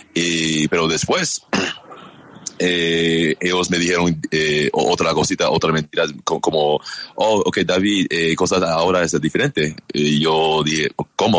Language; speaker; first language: Spanish; non-native, learner; English